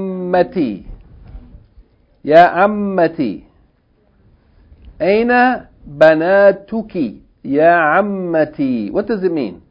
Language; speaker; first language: Arabic; non-native, fluent; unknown